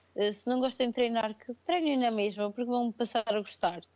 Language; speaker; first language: Portuguese; native; Portuguese